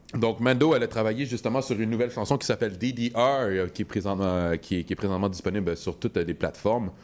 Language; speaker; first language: French; native; French